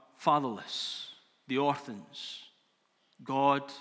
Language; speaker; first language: English; native; English